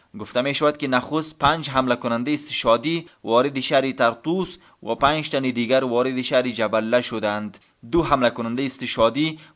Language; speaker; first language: Persian; native; Persian